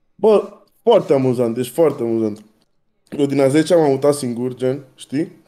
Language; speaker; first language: Romanian; early bilingual, other home language; English